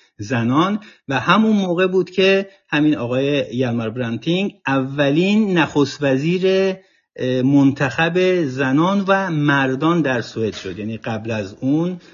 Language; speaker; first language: Persian; native; Persian